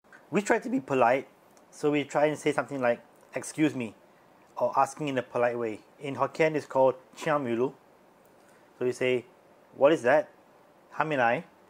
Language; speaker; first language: English; non-native, local second language; Min Nan Chinese